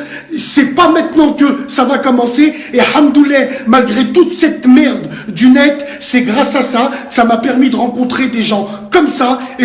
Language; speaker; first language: French; native; French